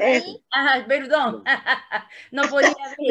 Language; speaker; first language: Spanish; non-native, learner; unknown